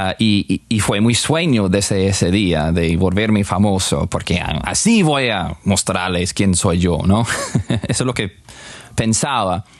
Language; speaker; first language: Spanish; non-native, fluent; English